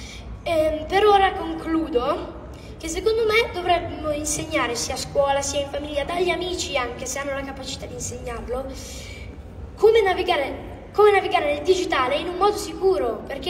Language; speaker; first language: Italian; early bilingual, heritage; English